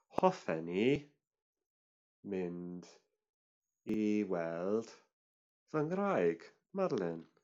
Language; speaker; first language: Welsh; non-native, learner; English